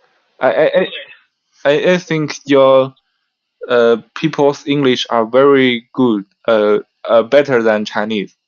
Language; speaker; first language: English; non-native, learner; Chinese